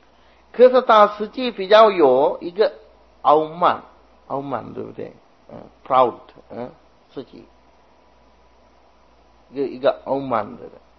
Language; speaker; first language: Chinese; non-native, fluent; Sinhala